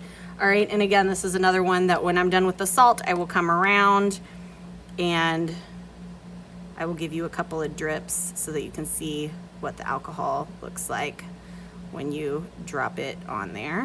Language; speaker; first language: English; native; English